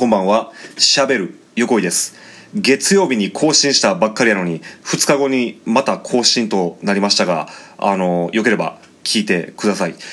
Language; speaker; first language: Japanese; native; Japanese